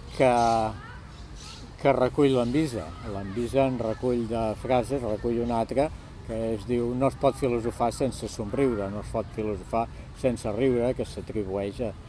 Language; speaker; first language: Catalan; native; Catalan